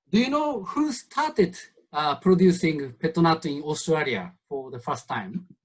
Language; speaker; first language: English; non-native, learner; Japanese